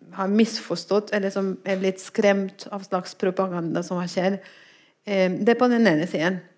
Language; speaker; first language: Norwegian; non-native, fluent; Spanish